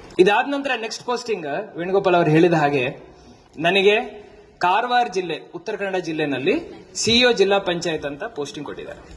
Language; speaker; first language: Kannada; non-native, fluent; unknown